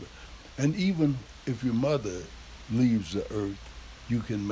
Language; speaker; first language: English; native; English